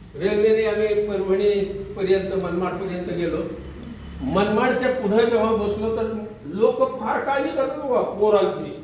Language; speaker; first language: Marathi; non-native, local second language; Urdu